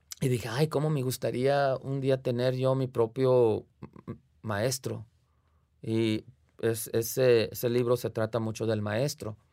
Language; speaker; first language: Spanish; early bilingual, heritage; Spanish